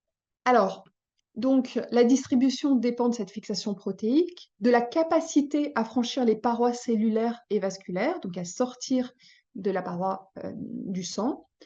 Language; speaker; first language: French; native; French